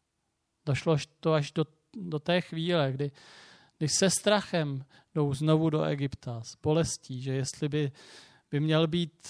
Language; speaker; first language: Czech; native; Czech